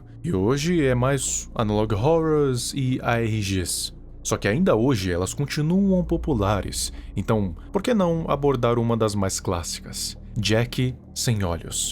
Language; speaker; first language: Portuguese; native; Portuguese